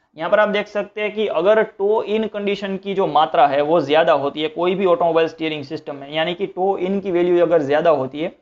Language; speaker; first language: Hindi; non-native, local second language; Gujarati